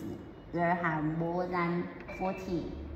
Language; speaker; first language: English; non-native, learner; Chinese